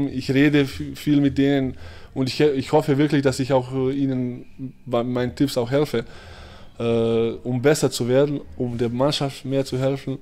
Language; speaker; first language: German; early bilingual, other home language; Bosnian